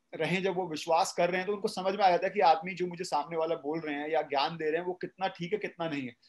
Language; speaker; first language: Hindi; native; Hindi